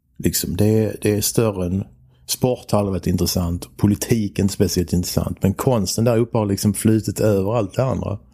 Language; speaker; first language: Swedish; native; Swedish